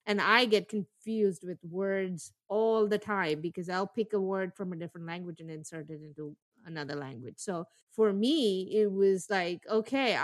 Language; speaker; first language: English; non-native, local second language; Tamil